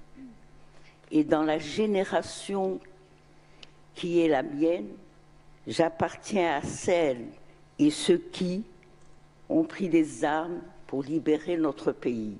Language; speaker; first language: French; non-native, local second language; Arabic